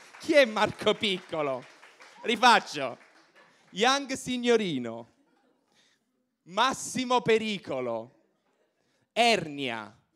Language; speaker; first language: Italian; native; Italian